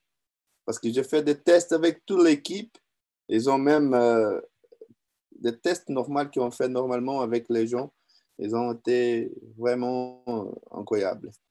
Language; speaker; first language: French; non-native, learner; Portuguese